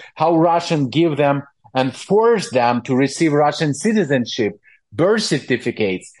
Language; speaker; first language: English; non-native, fluent; Ukrainian